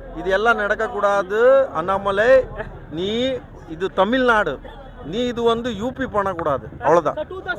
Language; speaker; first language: Tamil; non-native, local second language; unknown